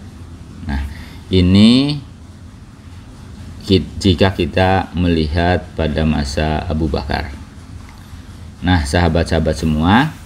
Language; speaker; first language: Indonesian; native; Indonesian